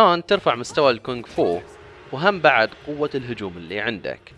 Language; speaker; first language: Arabic; native; Arabic